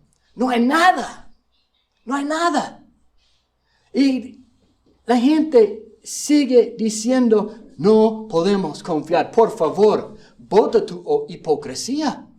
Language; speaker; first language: Spanish; non-native, fluent; English